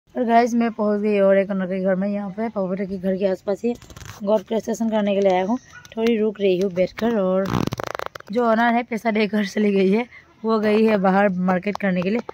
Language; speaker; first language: Hindi; non-native, local second language; Assamese